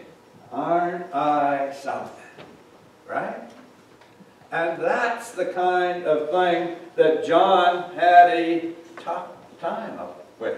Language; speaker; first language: English; native; English